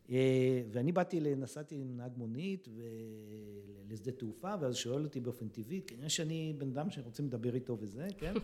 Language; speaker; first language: Hebrew; early bilingual, other home language; Russian